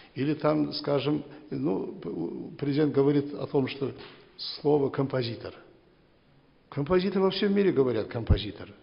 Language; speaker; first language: Russian; non-native, local second language; Kazakh